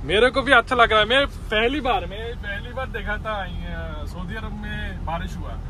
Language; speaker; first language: Hindi; non-native, learner; Bangla